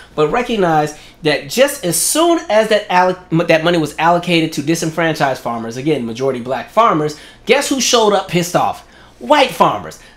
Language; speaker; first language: English; native; English